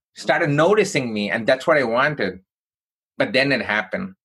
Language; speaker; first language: English; non-native, local second language; Tamil